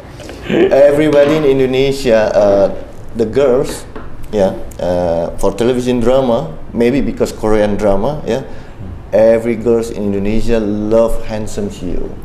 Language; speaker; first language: English; non-native, learner; Indonesian